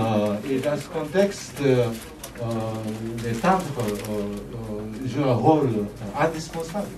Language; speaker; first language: French; non-native, fluent; Japanese